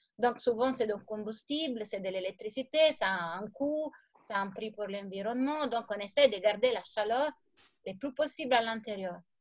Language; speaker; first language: French; non-native, fluent; Italian